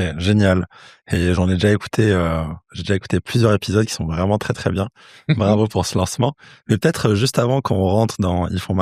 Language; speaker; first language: French; native; French